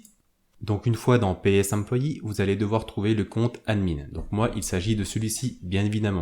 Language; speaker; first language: French; native; French